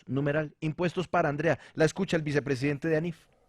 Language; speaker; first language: Spanish; native; Spanish